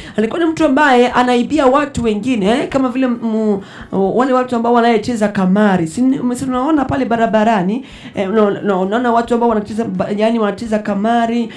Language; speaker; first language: Swahili; non-native, local second language; Rundi